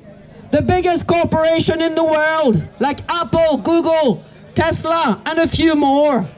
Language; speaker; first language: English; non-native, fluent; French